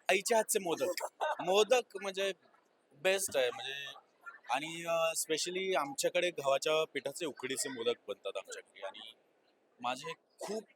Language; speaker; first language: Marathi; native; Marathi